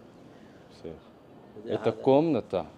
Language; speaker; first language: Russian; non-native, learner; Arabic